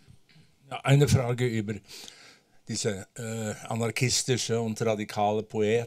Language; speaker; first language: German; non-native, learner; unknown